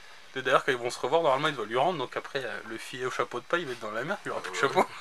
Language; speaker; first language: French; native; French